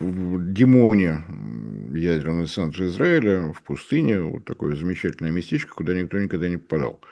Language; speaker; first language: Russian; native; Russian